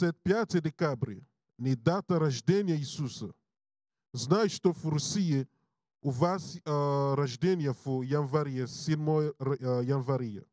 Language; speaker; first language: Russian; non-native, learner; English